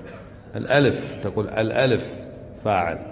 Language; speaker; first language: Arabic; native; Arabic